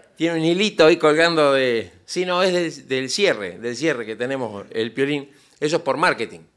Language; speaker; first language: Spanish; native; Spanish